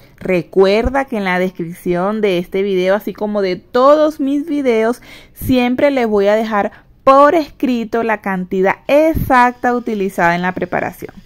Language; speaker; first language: Spanish; native; Spanish